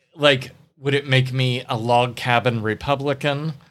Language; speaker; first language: English; native; English